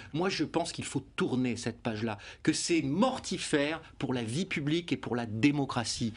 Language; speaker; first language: French; native; French